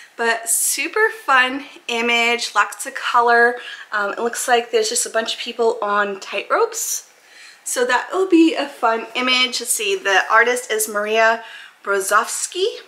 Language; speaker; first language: English; native; English